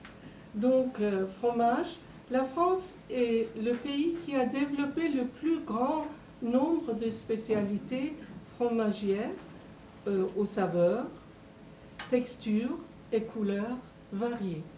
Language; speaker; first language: French; non-native, fluent; Persian